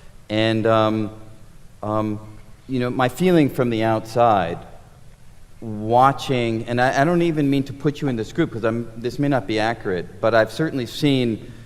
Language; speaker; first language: English; native; English